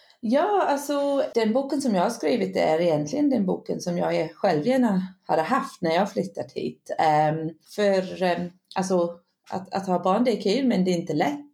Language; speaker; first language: Swedish; non-native, fluent; English